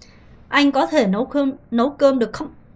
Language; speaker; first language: Vietnamese; non-native, fluent; Korean